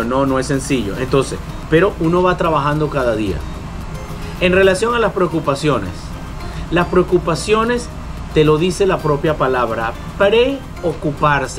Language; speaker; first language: Spanish; native; Spanish